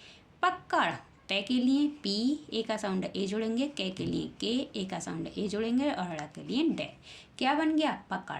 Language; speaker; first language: Hindi; native; Hindi